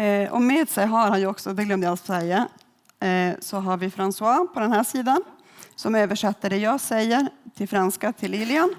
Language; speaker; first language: Swedish; native; Swedish